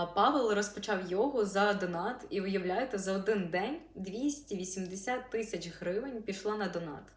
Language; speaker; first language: Ukrainian; non-native, local second language; Russian